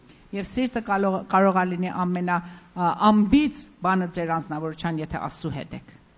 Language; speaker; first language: Armenian; native; Armenian